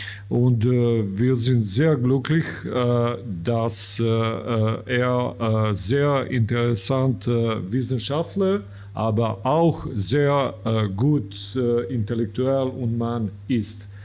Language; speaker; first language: German; non-native, learner; Serbian